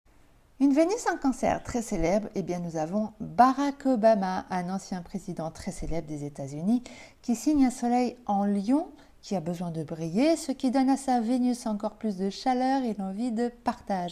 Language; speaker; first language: French; native; French